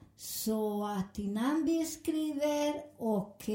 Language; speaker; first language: Swedish; non-native, learner; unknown